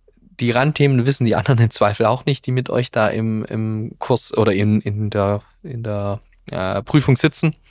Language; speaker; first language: German; native; German